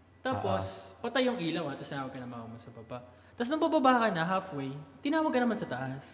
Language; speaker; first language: Filipino; native; Filipino